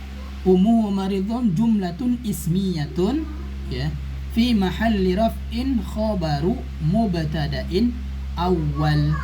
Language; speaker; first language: Arabic; non-native, fluent; Indonesian